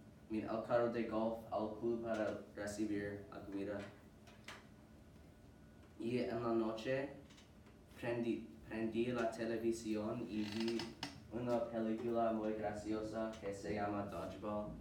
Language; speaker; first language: Spanish; non-native, learner; English